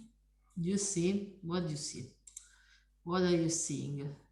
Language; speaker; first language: English; non-native, learner; Italian